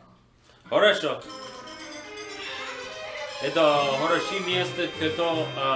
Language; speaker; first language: Russian; non-native, learner; English